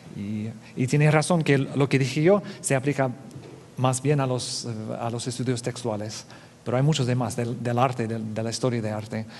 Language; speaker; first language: Spanish; non-native, fluent; English